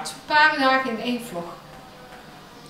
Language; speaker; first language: Dutch; native; Dutch